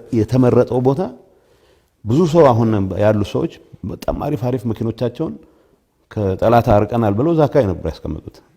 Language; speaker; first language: Amharic; non-native, local second language; Tigrinya